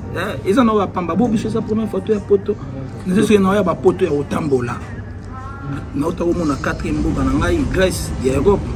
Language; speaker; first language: Lingala; native; Lingala